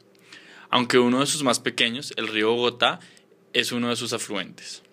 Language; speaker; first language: Spanish; native; Spanish